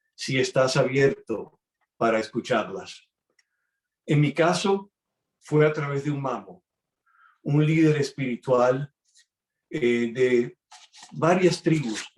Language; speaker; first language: Spanish; early bilingual, heritage; Spanish